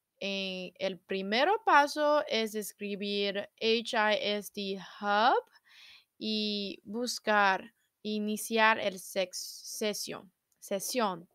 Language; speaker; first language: Spanish; non-native, learner; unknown